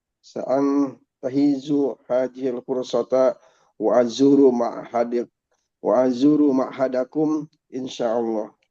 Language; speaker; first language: Arabic; non-native, learner; Indonesian